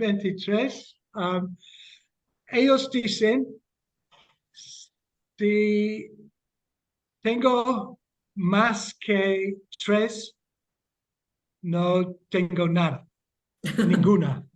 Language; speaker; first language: Spanish; non-native, learner; English